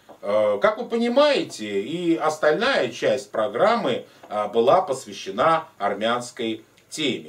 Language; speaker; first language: Russian; native; Russian